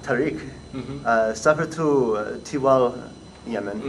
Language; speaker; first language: Arabic; non-native, learner; English